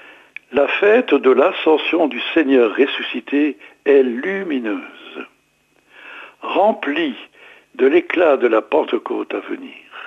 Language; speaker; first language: French; native; French